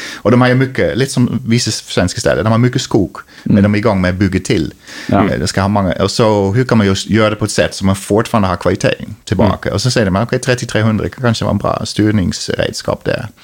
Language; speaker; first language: Swedish; non-native, fluent; Dutch